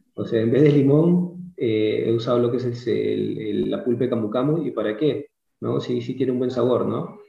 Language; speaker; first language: Spanish; early bilingual, other home language; English